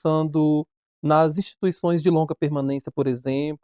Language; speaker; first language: Portuguese; native; Portuguese